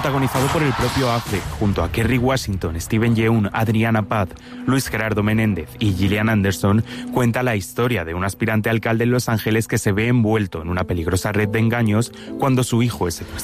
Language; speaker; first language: Spanish; native; Spanish